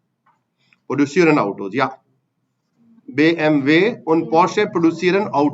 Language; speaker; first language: German; non-native, fluent; Hindi